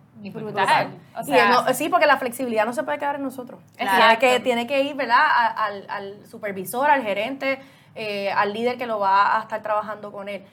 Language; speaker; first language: Spanish; native; Spanish